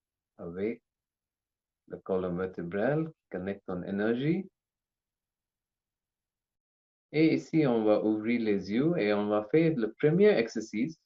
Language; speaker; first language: French; non-native, learner; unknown